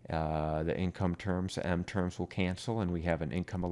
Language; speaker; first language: English; native; English